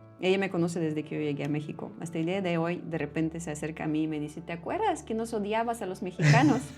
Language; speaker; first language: Spanish; non-native, fluent; Russian